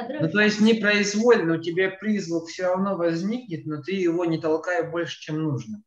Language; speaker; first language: Russian; native; Russian